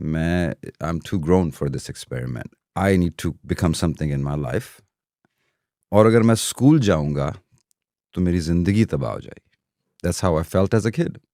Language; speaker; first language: Urdu; non-native, local second language; Punjabi